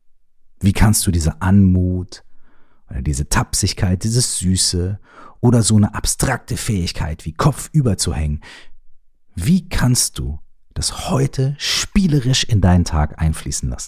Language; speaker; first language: German; native; German